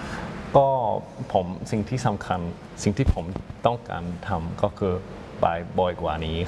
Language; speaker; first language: Thai; non-native, fluent; English